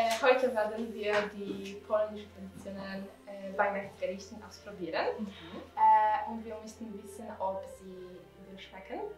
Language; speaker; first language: German; non-native, fluent; Polish